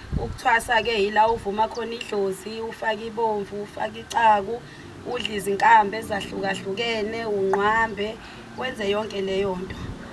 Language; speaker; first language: Zulu; native; Zulu